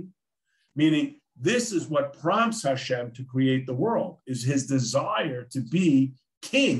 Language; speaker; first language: English; native; English